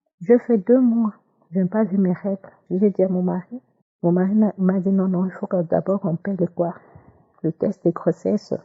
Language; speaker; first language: French; non-native, local second language; Lingala